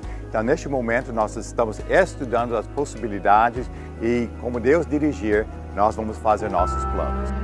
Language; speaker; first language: Portuguese; non-native, fluent; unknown